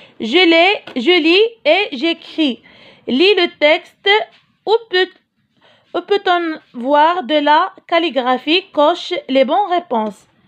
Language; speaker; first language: French; non-native, local second language; Arabic